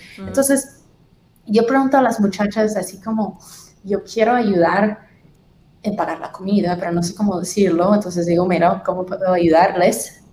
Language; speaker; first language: Spanish; non-native, fluent; English